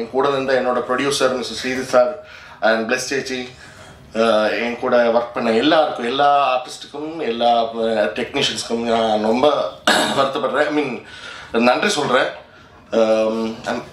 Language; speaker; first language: Tamil; non-native, learner; Malayalam